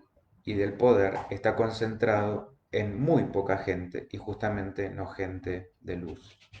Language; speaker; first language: Spanish; native; Spanish